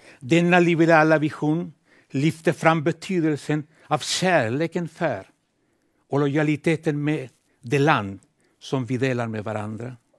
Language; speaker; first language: Swedish; non-native, fluent; Spanish